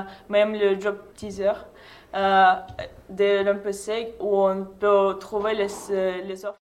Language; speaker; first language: French; non-native, fluent; Russian